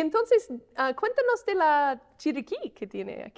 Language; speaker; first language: Spanish; non-native, fluent; English